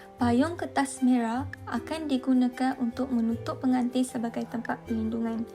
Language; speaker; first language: Malay; native; Malay